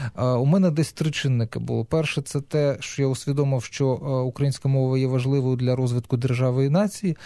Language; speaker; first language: Ukrainian; non-native, local second language; Russian